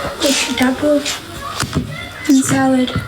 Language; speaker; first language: English; non-native, learner; Amharic